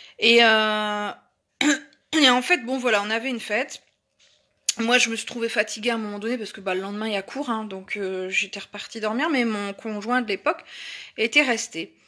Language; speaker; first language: French; native; French